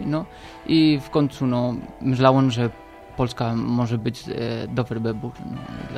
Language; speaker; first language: Polish; non-native, learner; Spanish